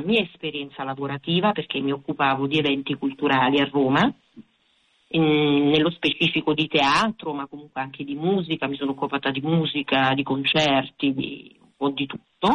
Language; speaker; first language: Italian; native; Italian